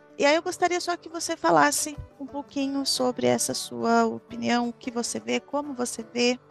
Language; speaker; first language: Portuguese; native; Portuguese